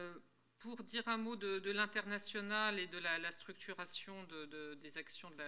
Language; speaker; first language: French; native; French